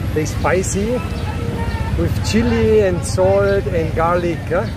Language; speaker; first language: English; non-native, fluent; German